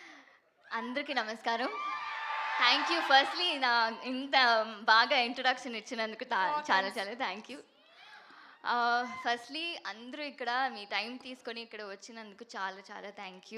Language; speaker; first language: Telugu; non-native, fluent; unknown